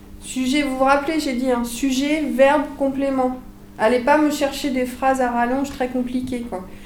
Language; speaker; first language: French; native; French